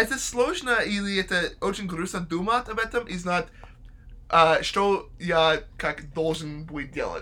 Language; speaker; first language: Russian; non-native, learner; English